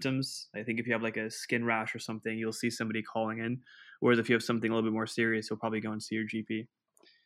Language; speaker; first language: English; non-native, local second language; Urdu